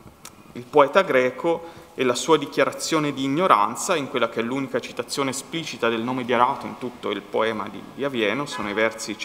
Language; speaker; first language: Italian; native; Italian